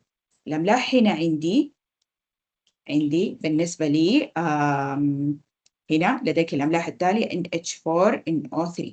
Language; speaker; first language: Arabic; native; Arabic